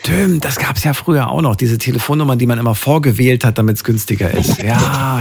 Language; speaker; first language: German; native; German